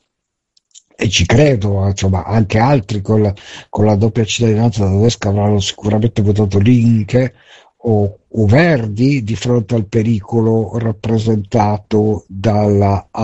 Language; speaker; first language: Italian; native; Italian